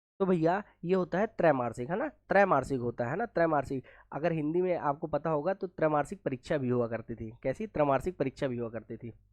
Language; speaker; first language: Hindi; native; Hindi